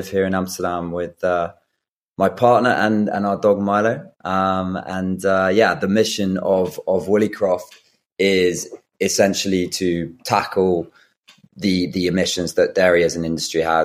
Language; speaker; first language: English; native; English